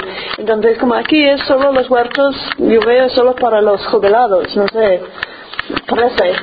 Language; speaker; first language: Spanish; non-native, fluent; English